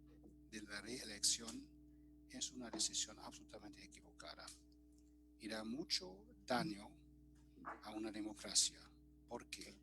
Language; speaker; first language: Spanish; non-native, fluent; German